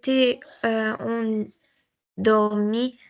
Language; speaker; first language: French; non-native, learner; Arabic